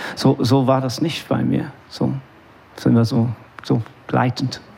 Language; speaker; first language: German; non-native, fluent; English